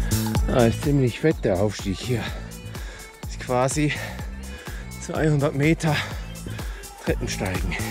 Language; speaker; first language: German; native; German